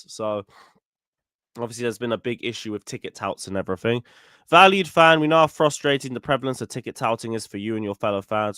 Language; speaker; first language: English; native; English